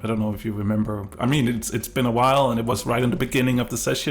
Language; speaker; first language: English; native; English